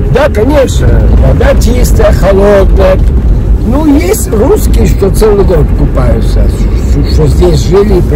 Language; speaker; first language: Russian; early bilingual, heritage; Russian